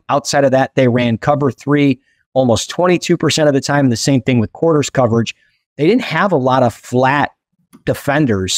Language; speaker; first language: English; native; English